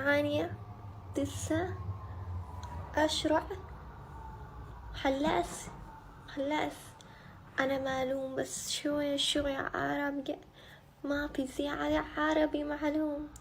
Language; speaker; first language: Arabic; non-native, learner; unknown